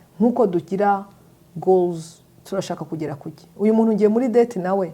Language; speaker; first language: Kinyarwanda; early bilingual, heritage; Kinyarwanda